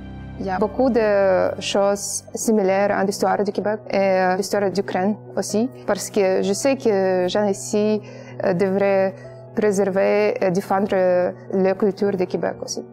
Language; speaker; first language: French; non-native, learner; Ukrainian